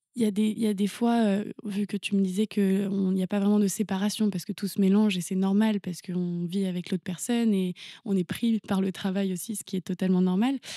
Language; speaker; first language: French; native; French